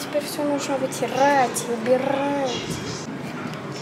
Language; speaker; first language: Russian; early bilingual, heritage; Russian